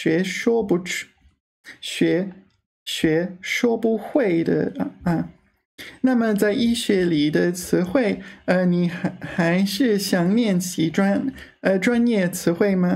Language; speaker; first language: Chinese; non-native, learner; English